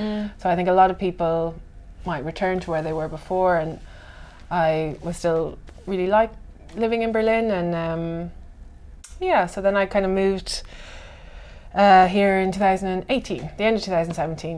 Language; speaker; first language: English; native; English